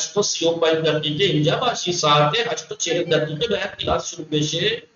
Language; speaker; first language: Persian; non-native, fluent; Urdu